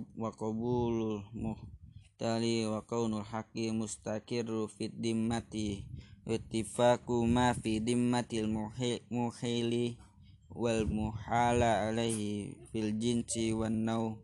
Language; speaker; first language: Arabic; non-native, learner; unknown